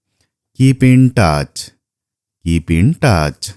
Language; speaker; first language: English; non-native, fluent; Nepali